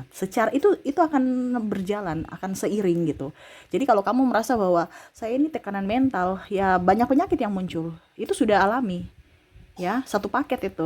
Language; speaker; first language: Indonesian; native; Indonesian